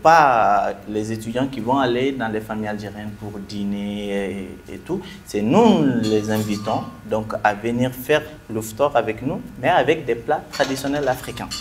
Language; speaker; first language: French; non-native, local second language; Bambara